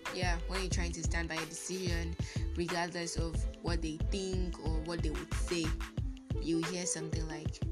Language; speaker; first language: English; non-native, local second language; Yoruba